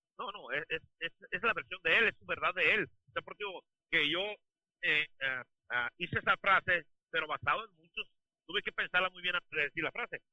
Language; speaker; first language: Spanish; native; Spanish